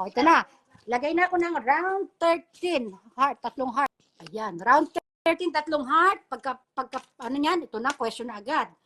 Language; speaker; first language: Filipino; non-native, local second language; Bikol